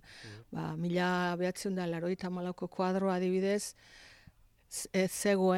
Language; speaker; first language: Basque; native; Basque